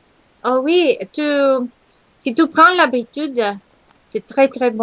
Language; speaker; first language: French; non-native, learner; Italian